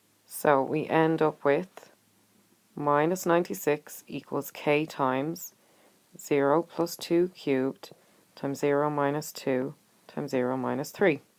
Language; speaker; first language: English; native; English